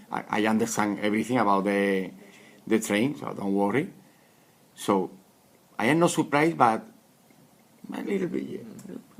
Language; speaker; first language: English; non-native, fluent; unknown